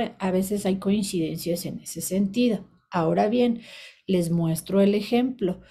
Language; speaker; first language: Spanish; native; Spanish